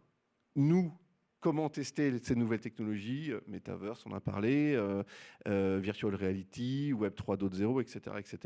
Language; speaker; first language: French; native; French